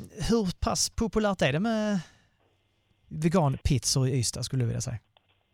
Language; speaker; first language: Swedish; native; Swedish